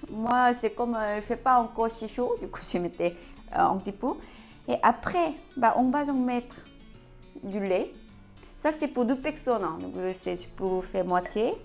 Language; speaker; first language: French; non-native, learner; Korean